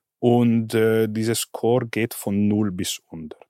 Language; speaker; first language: German; non-native, fluent; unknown